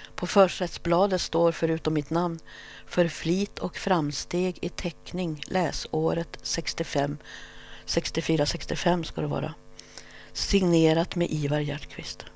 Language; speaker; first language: Swedish; native; Swedish